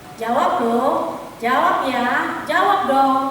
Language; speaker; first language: Indonesian; native; Indonesian